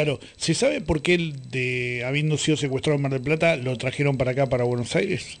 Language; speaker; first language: Spanish; native; Spanish